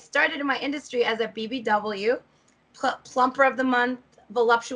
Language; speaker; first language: English; native; English